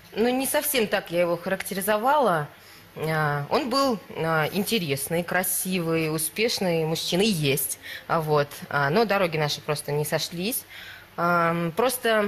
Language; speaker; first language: Russian; native; Russian